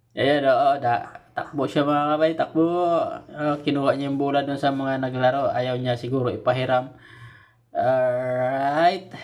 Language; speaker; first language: Filipino; native; Filipino